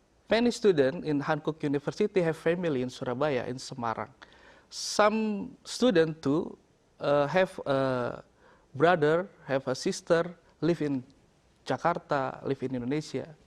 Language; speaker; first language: English; non-native, learner; Indonesian